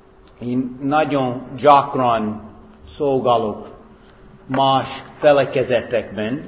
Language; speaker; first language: Hungarian; non-native, fluent; English